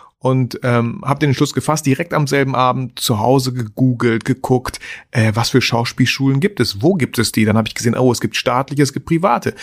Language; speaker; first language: German; early bilingual, other home language; Russian